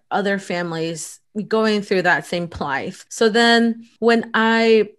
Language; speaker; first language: English; early bilingual, other home language; Spanish